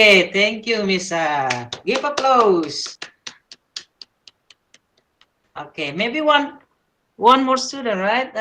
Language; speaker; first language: English; non-native, learner; Indonesian